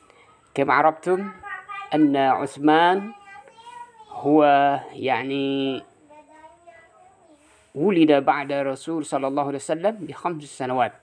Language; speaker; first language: Arabic; non-native, fluent; Indonesian